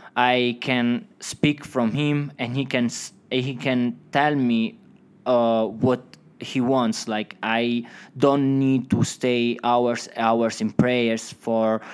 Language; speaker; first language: English; non-native, fluent; Italian